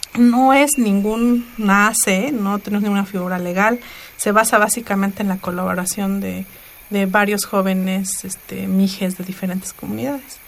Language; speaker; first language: Spanish; non-native, local second language; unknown